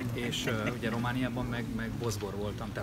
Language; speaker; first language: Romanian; non-native, local second language; Hungarian